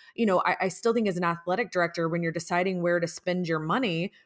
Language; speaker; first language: English; native; English